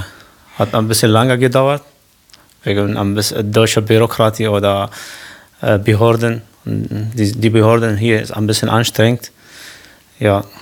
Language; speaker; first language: German; non-native, learner; Arabic